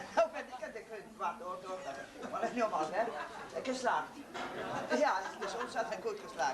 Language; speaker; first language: Dutch; non-native, learner; Estonian